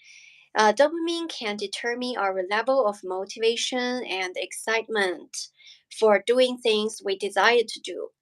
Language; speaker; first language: English; non-native, learner; Chinese